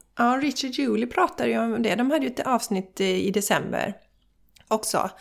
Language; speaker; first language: Swedish; native; Swedish